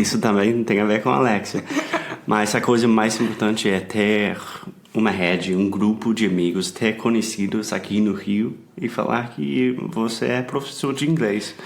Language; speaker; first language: Portuguese; non-native, fluent; English